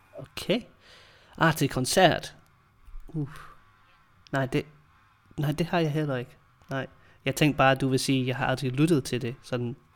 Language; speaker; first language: Danish; non-native, fluent; English